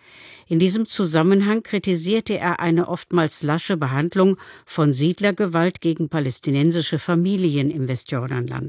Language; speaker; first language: German; native; German